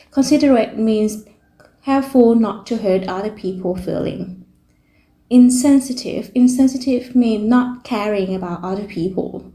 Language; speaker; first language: English; non-native, fluent; Thai